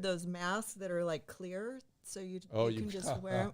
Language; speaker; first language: English; native; English